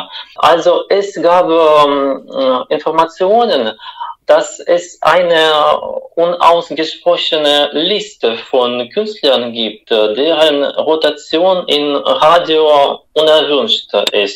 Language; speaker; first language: German; non-native, fluent; Russian